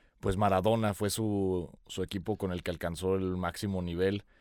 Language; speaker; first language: Spanish; native; Spanish